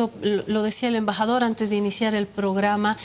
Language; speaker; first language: Spanish; native; Spanish